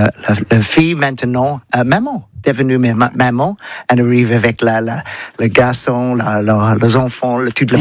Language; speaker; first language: French; non-native, learner; English